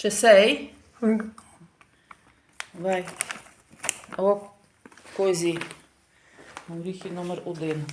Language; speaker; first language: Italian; non-native, learner; Ukrainian